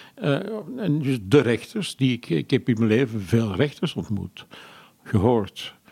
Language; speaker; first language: Dutch; non-native, local second language; French